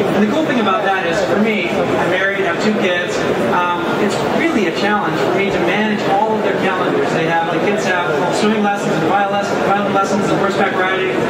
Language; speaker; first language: English; native; English